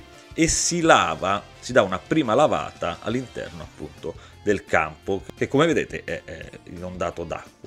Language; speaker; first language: Italian; native; Italian